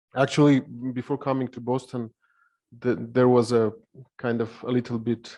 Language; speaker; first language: English; non-native, fluent; Armenian